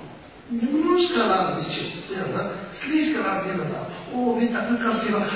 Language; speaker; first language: Russian; non-native, learner; Tibetan